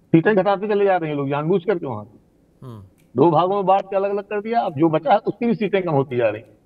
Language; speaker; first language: Hindi; native; Hindi